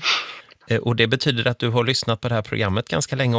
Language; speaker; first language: Swedish; native; Swedish